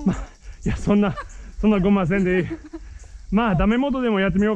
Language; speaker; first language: Japanese; non-native, fluent; English